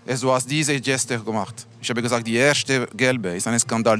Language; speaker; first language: German; non-native, learner; Italian